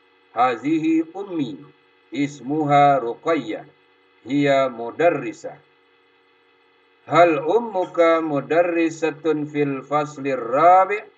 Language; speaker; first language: Arabic; non-native, fluent; Indonesian